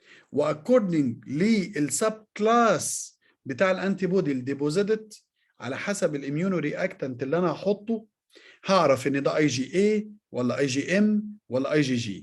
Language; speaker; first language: Arabic; native; Arabic